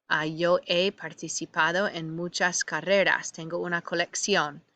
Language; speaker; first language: Spanish; non-native, fluent; English